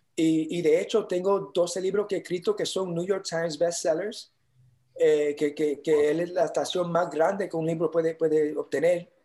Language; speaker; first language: Spanish; early bilingual, heritage; Spanish